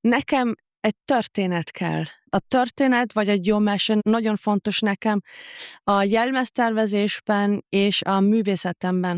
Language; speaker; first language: Hungarian; non-native, fluent; Japanese